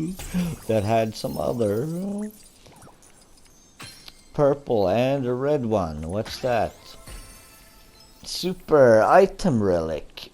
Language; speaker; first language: English; non-native, fluent; Swedish